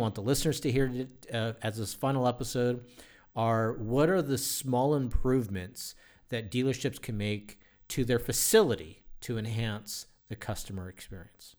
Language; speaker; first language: English; native; English